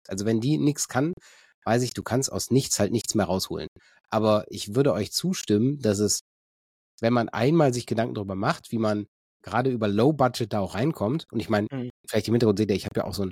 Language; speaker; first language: German; native; German